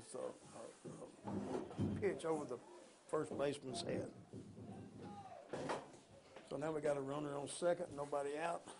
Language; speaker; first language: English; native; English